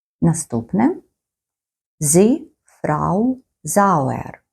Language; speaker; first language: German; non-native, fluent; Ukrainian